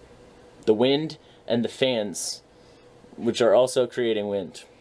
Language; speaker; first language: English; native; English